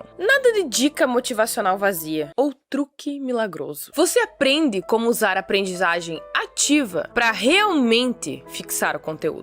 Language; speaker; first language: Portuguese; native; Portuguese